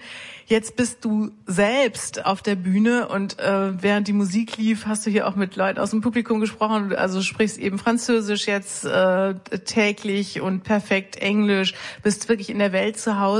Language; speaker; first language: German; native; German